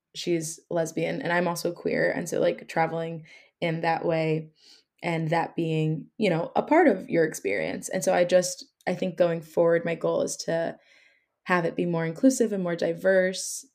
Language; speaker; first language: English; native; English